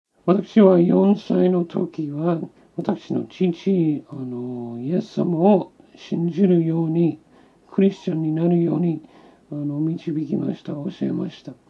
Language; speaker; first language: Japanese; non-native, local second language; English